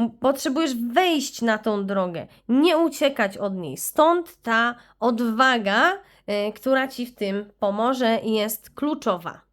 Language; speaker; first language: Polish; native; Polish